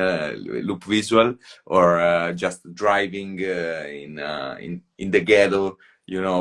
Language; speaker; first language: English; non-native, fluent; Italian